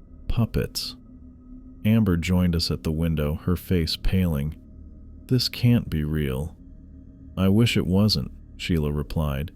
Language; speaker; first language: English; native; English